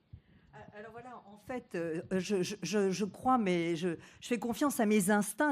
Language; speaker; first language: French; native; French